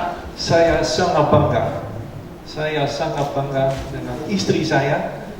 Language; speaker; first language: Indonesian; non-native, fluent; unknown